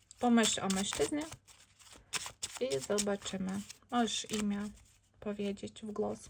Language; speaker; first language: Polish; non-native, learner; Ukrainian